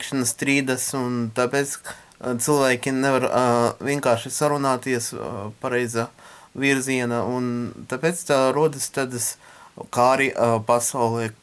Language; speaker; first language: Latvian; non-native, local second language; Russian